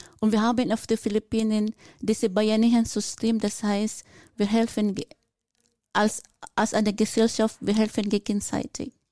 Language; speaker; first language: German; non-native, fluent; Filipino